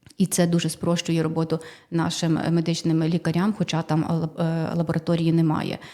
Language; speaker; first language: Ukrainian; native; Ukrainian